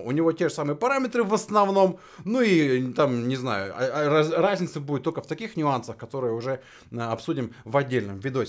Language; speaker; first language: Russian; native; Russian